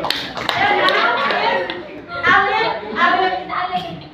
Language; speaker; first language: English; non-native, learner; Indonesian